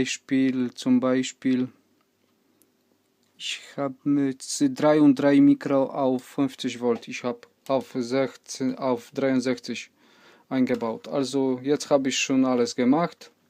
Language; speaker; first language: German; non-native, learner; Polish